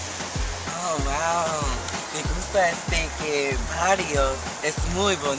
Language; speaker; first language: Spanish; non-native, learner; English